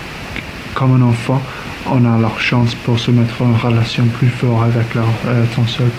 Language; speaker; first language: French; non-native, learner; English